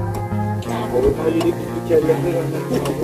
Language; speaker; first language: Turkish; native; Turkish